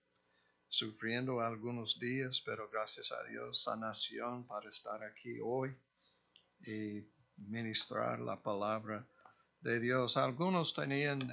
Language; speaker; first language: Spanish; non-native, fluent; English